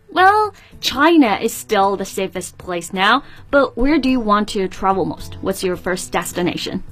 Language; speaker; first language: English; non-native, fluent; Chinese